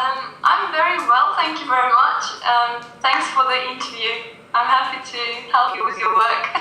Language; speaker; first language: English; non-native, fluent; Russian